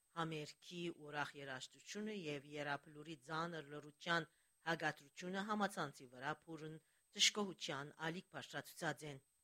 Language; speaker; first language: Armenian; early bilingual, heritage; Armenian